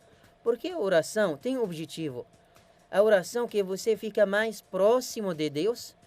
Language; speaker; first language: Portuguese; non-native, learner; Arabic